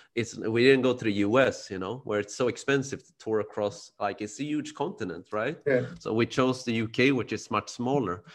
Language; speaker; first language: English; early bilingual, other home language; Khmer